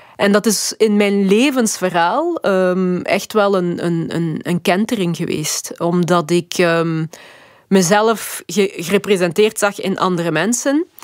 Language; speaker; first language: Dutch; early bilingual, other home language; Lingala